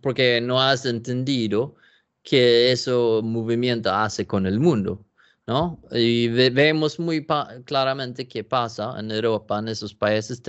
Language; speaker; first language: Spanish; non-native, learner; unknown